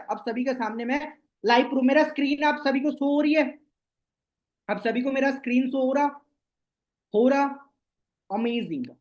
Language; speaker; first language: Hindi; non-native, local second language; Bangla